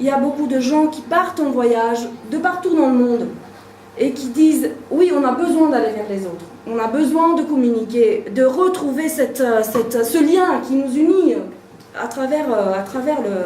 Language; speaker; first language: French; native; French